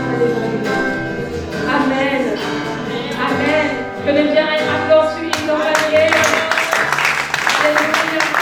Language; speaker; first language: German; non-native, learner; French